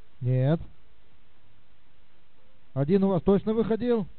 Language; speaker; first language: Russian; native; Russian